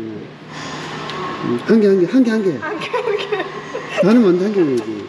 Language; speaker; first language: Korean; native; Korean